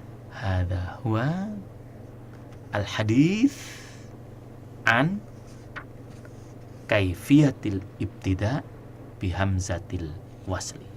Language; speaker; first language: Arabic; non-native, fluent; Indonesian